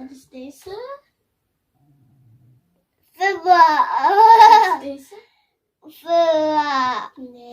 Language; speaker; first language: Dutch; non-native, learner; Tigrinya